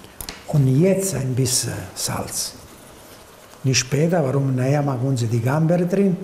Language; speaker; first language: German; non-native, learner; Italian